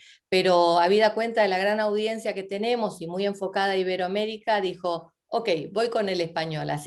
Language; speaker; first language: Spanish; native; Spanish